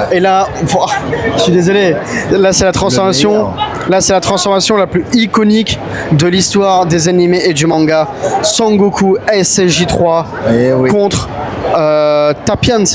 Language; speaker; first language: French; native; French